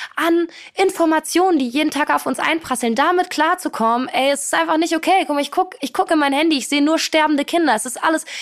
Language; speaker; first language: German; early bilingual, other home language; Polish